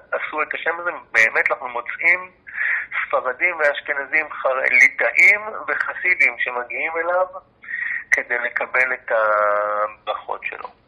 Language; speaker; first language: Hebrew; native; Hebrew